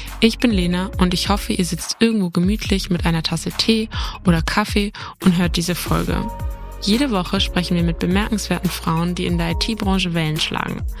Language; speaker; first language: German; native; German